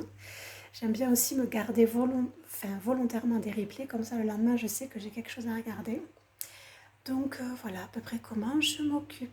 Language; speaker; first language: French; native; French